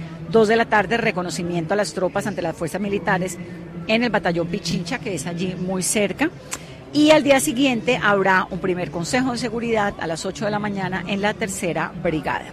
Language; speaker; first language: Spanish; native; Spanish